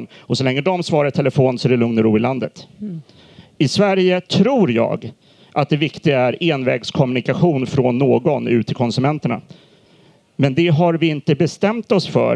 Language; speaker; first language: Swedish; native; Swedish